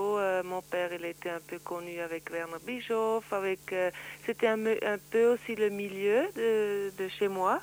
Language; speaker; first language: French; non-native, learner; Swiss German